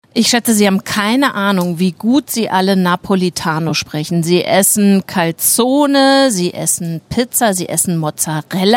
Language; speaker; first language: German; native; German